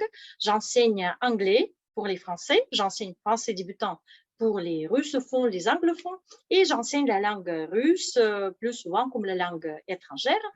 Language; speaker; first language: French; non-native, fluent; Russian